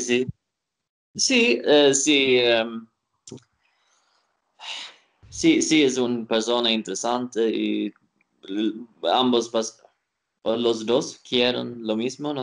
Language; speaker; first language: Spanish; non-native, learner; Swedish